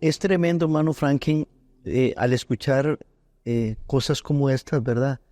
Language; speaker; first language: Spanish; native; Spanish